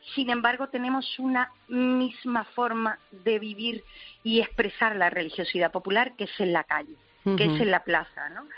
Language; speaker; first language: Spanish; native; Spanish